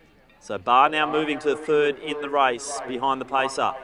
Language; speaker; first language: English; native; English